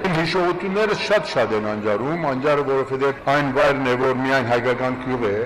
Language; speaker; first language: Armenian; early bilingual, heritage; Armenian